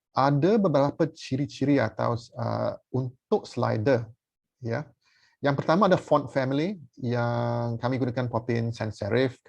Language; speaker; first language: Malay; non-native, fluent; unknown